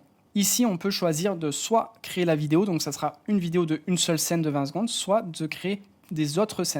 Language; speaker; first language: French; native; French